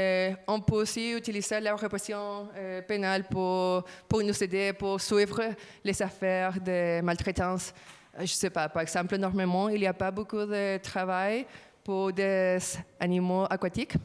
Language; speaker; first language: French; non-native, fluent; Spanish